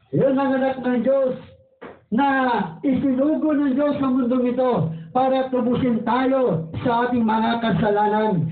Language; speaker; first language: Filipino; non-native, local second language; Waray